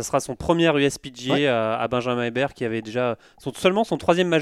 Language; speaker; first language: French; native; French